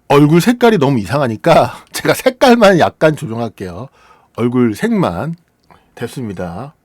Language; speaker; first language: Korean; native; Korean